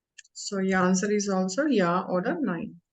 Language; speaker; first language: German; non-native, learner; Hindi